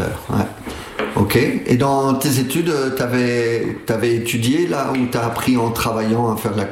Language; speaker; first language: French; native; French